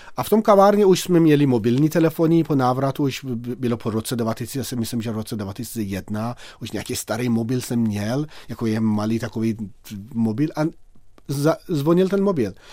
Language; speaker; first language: Czech; non-native, fluent; Persian